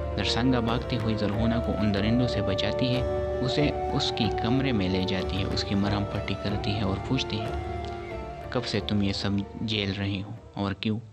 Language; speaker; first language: Urdu; non-native, local second language; Pashto